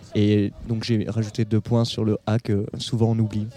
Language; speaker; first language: French; native; French